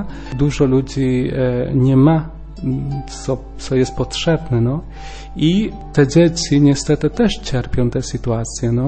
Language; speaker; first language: Polish; non-native, learner; Spanish